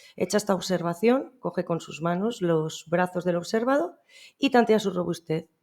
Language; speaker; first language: Spanish; non-native, local second language; Catalan